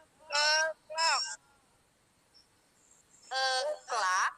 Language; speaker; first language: English; non-native, learner; Indonesian